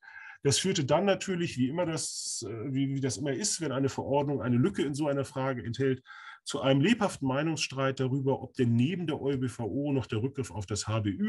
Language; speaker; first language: German; native; German